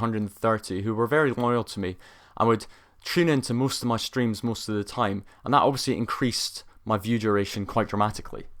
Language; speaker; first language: English; native; English